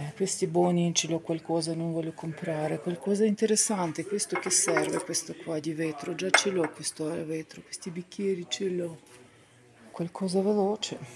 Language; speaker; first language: Italian; non-native, learner; Ukrainian